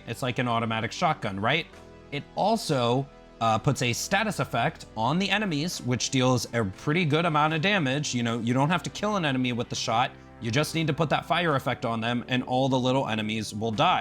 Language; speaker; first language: English; native; English